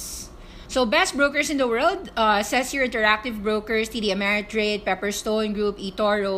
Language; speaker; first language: English; non-native, local second language; Filipino